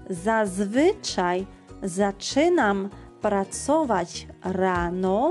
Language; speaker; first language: Polish; non-native, fluent; Georgian